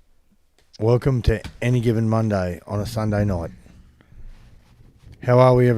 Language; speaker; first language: English; native; English